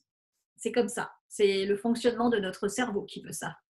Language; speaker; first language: French; native; French